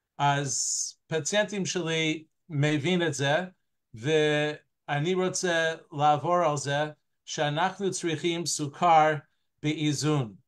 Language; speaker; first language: Hebrew; non-native, fluent; English